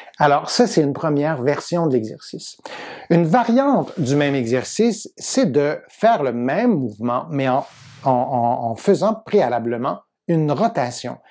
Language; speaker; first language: French; native; French